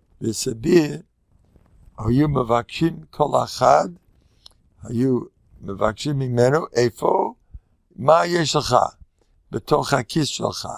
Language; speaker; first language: Hebrew; non-native, fluent; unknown